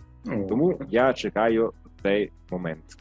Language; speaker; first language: Ukrainian; non-native, fluent; Italian